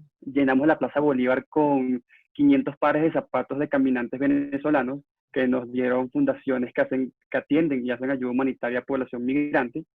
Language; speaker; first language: Spanish; native; Spanish